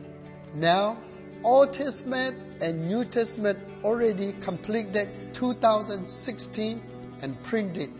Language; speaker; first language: English; non-native, learner; Burmese